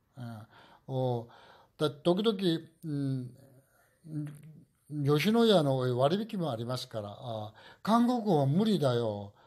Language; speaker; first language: Japanese; non-native, learner; Korean